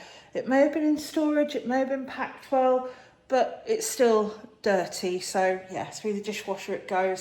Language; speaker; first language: English; native; English